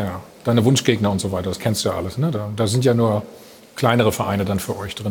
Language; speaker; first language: German; native; German